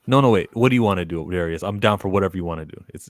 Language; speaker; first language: English; native; English